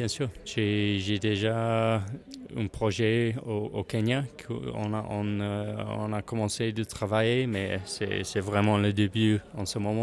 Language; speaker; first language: French; non-native, learner; English